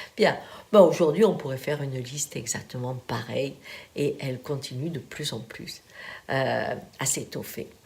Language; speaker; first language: French; native; French